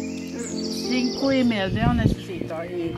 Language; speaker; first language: Spanish; non-native, learner; Norwegian